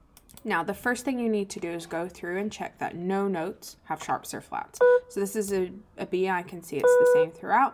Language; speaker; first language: English; native; English